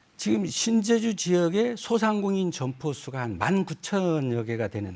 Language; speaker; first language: Korean; native; Korean